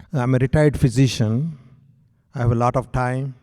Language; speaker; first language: English; non-native, local second language; Telugu